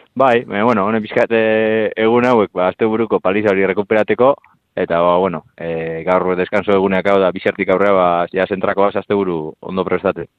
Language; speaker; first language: Basque; native; Basque